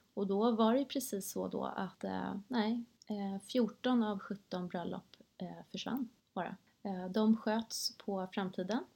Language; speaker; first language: Swedish; native; Swedish